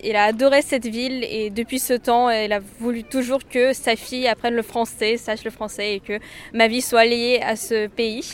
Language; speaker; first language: French; non-native, fluent; Russian